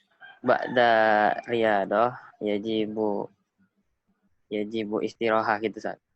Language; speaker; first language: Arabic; non-native, learner; Indonesian